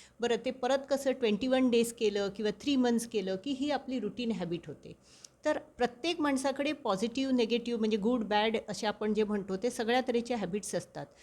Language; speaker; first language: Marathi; non-native, local second language; Konkani